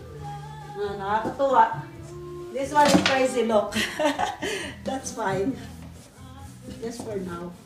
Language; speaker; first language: English; non-native, fluent; Filipino